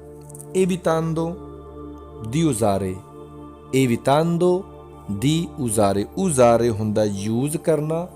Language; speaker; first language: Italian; non-native, fluent; Punjabi